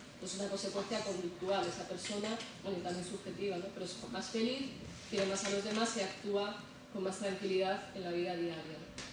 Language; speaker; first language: Spanish; native; Spanish